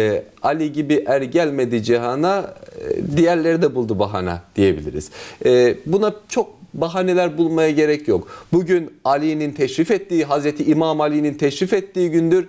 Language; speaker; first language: Turkish; native; Turkish